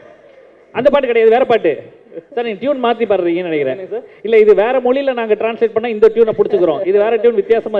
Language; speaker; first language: Tamil; native; Tamil